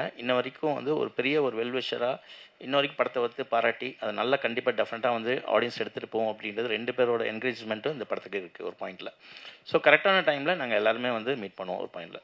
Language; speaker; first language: Tamil; native; Tamil